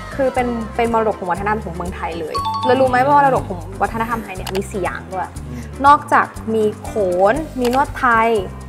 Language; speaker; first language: Thai; native; Thai